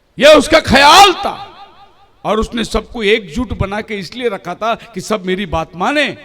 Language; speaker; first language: Hindi; non-native, local second language; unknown